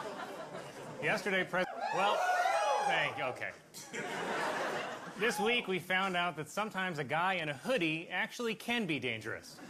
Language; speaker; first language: English; native; English